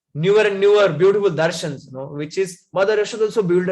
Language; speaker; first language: English; non-native, local second language; Hindi